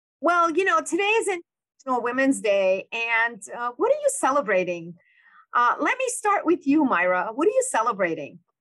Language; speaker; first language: English; non-native, fluent; Persian